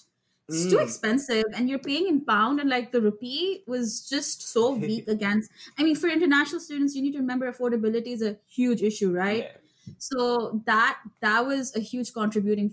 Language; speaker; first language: English; non-native, local second language; Urdu